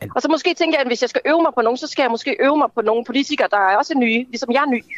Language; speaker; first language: Danish; native; Danish